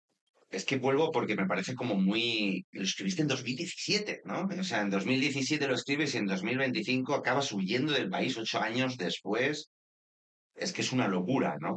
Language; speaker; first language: Spanish; native; Spanish